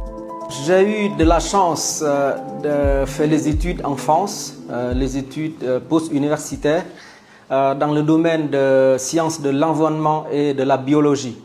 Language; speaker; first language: French; non-native, fluent; Vietnamese